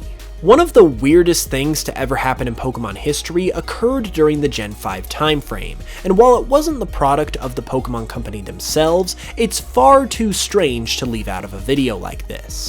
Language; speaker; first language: English; native; English